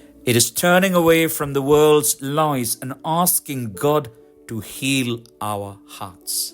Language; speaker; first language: English; non-native, local second language; Malayalam